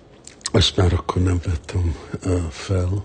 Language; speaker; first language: Hungarian; early bilingual, heritage; Hungarian